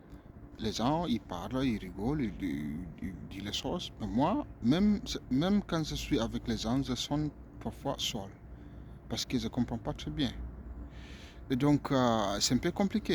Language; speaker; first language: French; non-native, learner; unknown